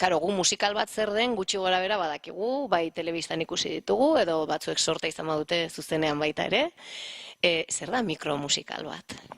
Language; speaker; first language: Basque; native; Basque